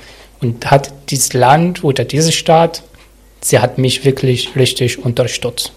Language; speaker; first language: German; non-native, learner; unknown